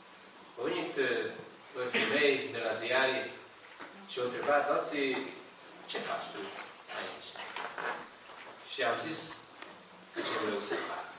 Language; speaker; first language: Romanian; non-native, learner; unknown